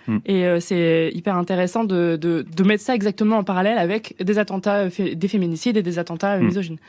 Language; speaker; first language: French; native; French